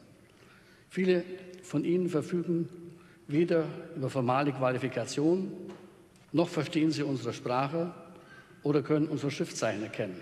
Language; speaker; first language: German; native; German